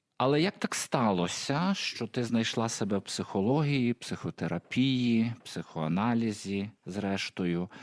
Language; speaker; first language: Ukrainian; native; Ukrainian